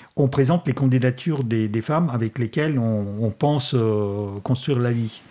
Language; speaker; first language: French; non-native, fluent; Russian